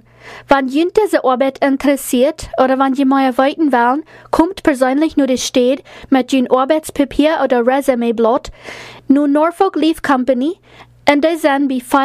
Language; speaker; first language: German; non-native, learner; Plautdietsch